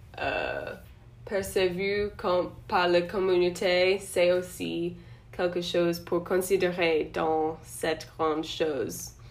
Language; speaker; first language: French; non-native, learner; English